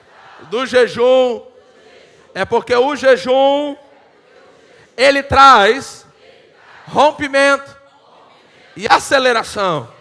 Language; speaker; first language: Portuguese; native; Portuguese